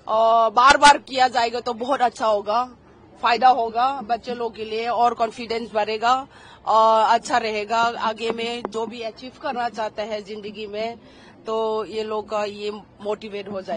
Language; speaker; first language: Hindi; non-native, local second language; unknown